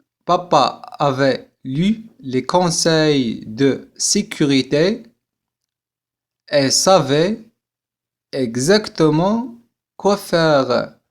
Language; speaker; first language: French; non-native, fluent; Arabic